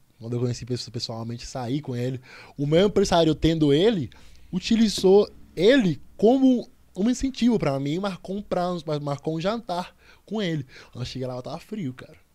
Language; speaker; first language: Portuguese; non-native, fluent; Spanish